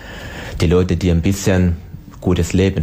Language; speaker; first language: German; non-native, learner; Swahili